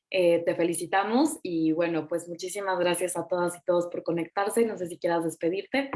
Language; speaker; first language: Spanish; native; Spanish